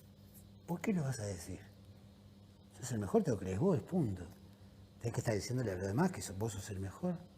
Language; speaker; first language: Spanish; native; Spanish